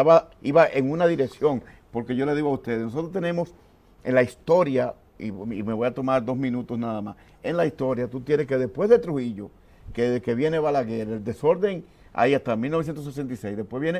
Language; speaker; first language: Spanish; native; Spanish